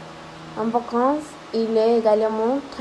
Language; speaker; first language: French; non-native, learner; Spanish